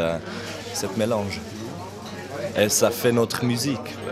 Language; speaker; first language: French; non-native, local second language; German